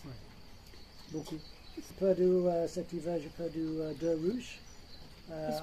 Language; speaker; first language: French; non-native, fluent; English